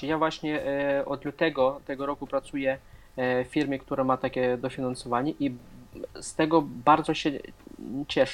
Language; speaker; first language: Polish; non-native, fluent; Russian